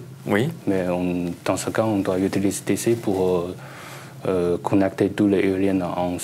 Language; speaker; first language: French; non-native, learner; Chinese